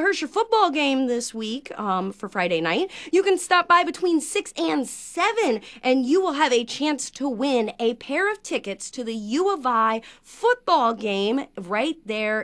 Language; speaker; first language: English; native; English